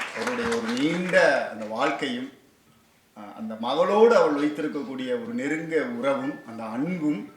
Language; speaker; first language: Tamil; native; Tamil